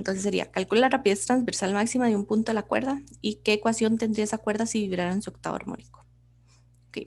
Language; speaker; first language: Spanish; native; Spanish